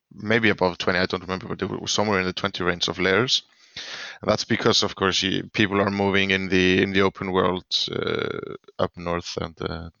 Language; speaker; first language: English; non-native, fluent; Swedish